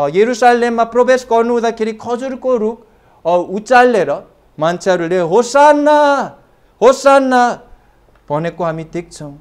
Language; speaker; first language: Nepali; non-native, fluent; Korean